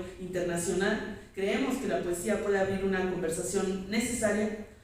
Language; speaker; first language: Spanish; native; Spanish